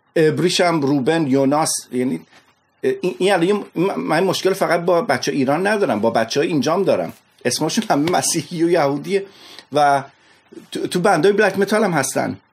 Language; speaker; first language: Persian; native; Persian